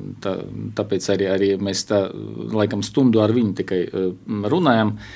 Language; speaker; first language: Latvian; non-native, local second language; Russian